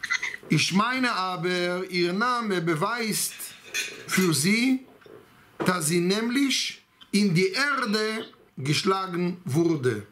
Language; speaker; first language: German; non-native, fluent; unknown